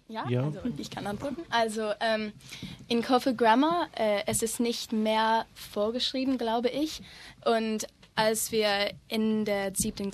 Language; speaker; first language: German; non-native, learner; English